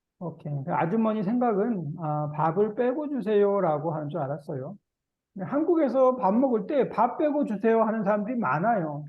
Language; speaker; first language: Korean; native; Korean